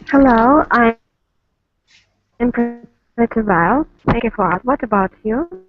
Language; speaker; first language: English; non-native, learner; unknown